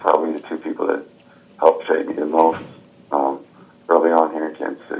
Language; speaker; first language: English; native; English